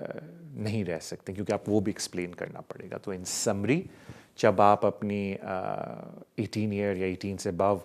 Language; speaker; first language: Urdu; native; Urdu